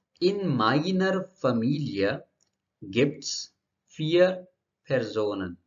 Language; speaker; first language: German; non-native, learner; Marathi